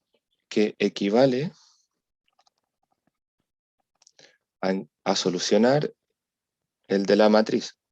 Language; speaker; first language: Spanish; native; Spanish